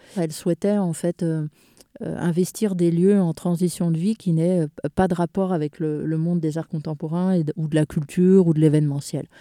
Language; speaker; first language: French; native; French